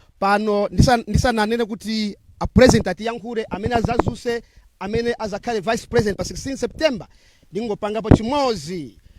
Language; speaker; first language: Nyanja; non-native, local second language; Tumbuka